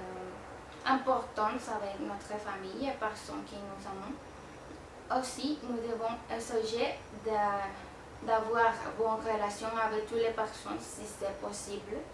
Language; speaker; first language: French; non-native, learner; Spanish